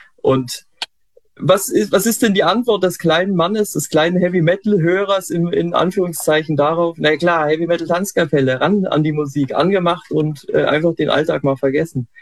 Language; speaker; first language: German; native; German